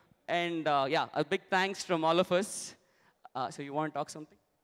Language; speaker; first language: English; non-native, local second language; Telugu